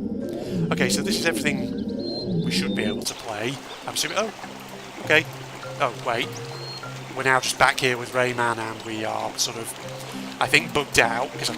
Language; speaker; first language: English; native; English